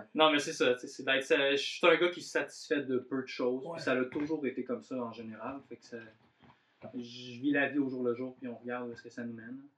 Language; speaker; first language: French; native; French